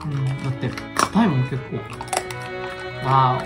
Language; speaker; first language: Japanese; native; Japanese